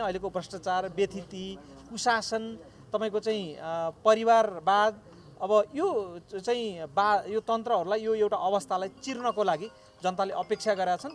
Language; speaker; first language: Nepali; native; Nepali